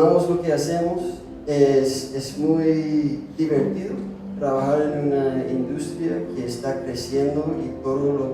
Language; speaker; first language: Spanish; non-native, fluent; English